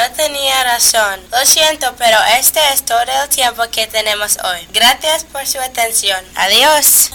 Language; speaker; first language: Spanish; non-native, learner; English